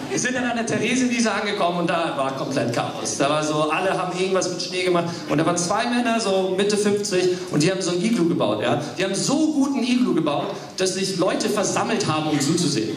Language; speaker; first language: German; early bilingual, other home language; English